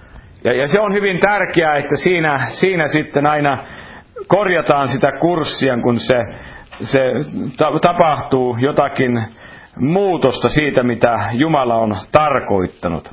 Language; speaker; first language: Finnish; native; Finnish